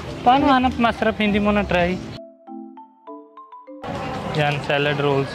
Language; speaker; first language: Filipino; non-native, learner; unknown